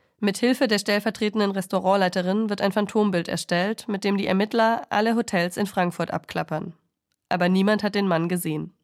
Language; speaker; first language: German; native; German